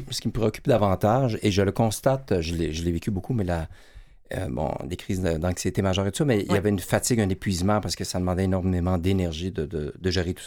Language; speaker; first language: French; native; French